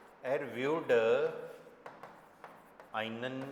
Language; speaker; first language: German; non-native, fluent; Hindi